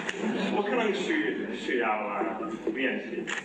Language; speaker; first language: Chinese; non-native, learner; English